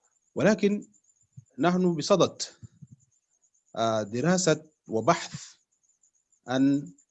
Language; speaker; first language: Arabic; native; Arabic